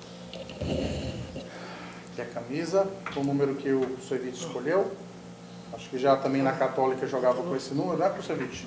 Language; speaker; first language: Portuguese; native; Portuguese